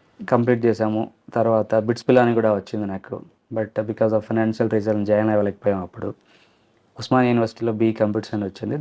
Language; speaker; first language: Telugu; non-native, local second language; Lambadi